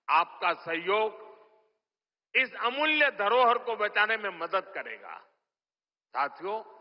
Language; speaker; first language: Hindi; non-native, local second language; Gujarati